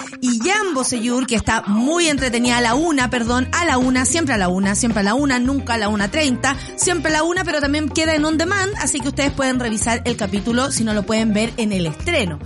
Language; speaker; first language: Spanish; native; Spanish